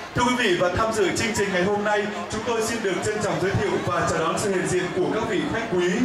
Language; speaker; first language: Vietnamese; native; Vietnamese